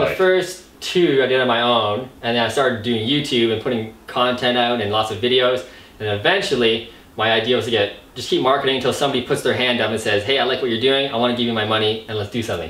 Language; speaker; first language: English; native; English